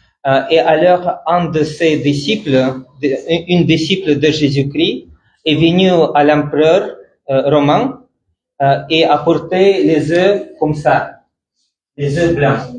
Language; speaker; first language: French; non-native, fluent; Russian